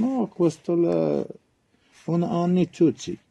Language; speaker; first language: Italian; non-native, learner; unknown